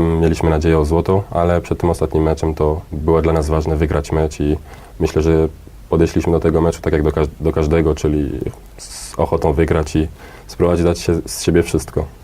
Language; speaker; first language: Polish; early bilingual, heritage; Polish